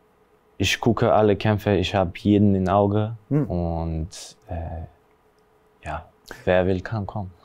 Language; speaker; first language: German; early bilingual, other home language; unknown